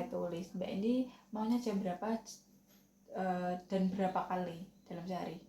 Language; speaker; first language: Indonesian; native; Indonesian